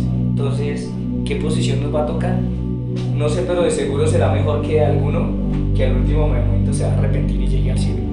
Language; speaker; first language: Spanish; native; Spanish